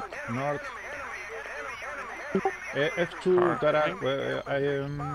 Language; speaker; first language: English; non-native, learner; Spanish